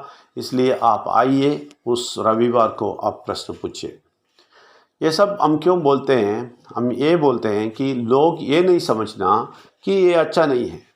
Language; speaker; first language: Hindi; non-native, local second language; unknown